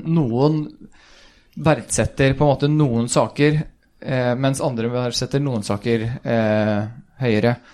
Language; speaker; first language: Norwegian; early bilingual, other home language; Swedish